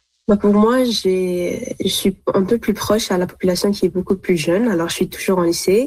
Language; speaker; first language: French; non-native, local second language; Arabic